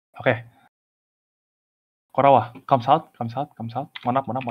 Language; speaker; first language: English; non-native, learner; Indonesian